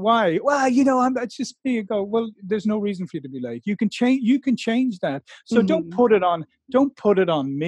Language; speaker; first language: English; native; English